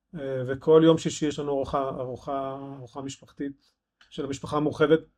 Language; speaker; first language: Hebrew; native; Hebrew